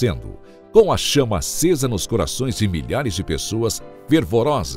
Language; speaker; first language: Portuguese; native; Portuguese